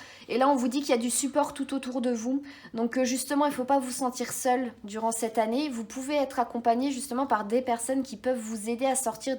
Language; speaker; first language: French; native; French